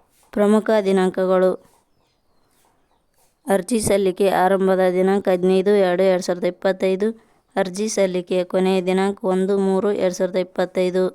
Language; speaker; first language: Kannada; native; Kannada